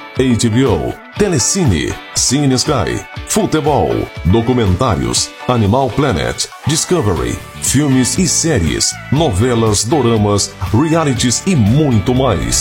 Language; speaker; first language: Portuguese; native; Portuguese